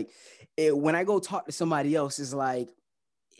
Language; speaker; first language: English; early bilingual, other home language; Haitian Creole